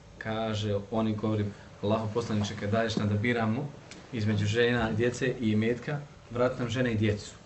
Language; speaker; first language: Bosnian; native; Bosnian